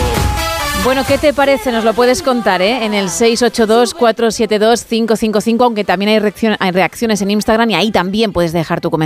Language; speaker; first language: Spanish; native; Spanish